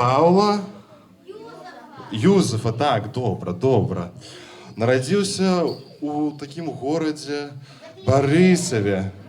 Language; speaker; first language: Belarusian; non-native, local second language; Russian